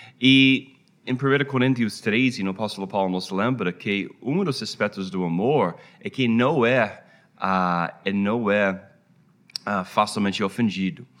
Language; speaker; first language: Portuguese; non-native, fluent; English